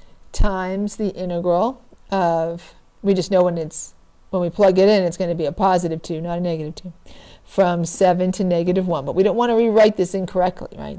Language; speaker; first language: English; native; English